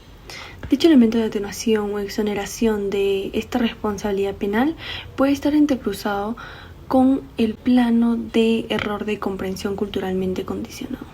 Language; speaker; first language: Spanish; native; Spanish